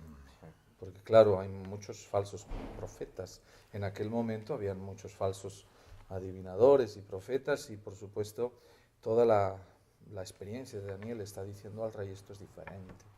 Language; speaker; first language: Spanish; native; Spanish